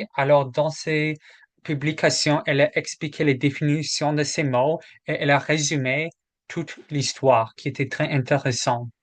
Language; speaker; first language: French; non-native, learner; English